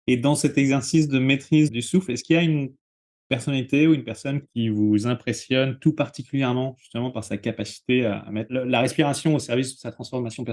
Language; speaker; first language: French; native; French